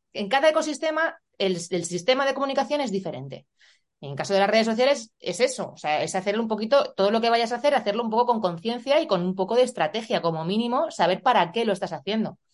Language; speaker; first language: Spanish; native; Spanish